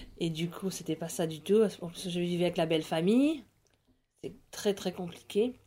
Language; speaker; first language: French; non-native, local second language; Morisyen